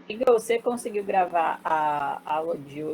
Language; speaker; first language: Portuguese; native; Portuguese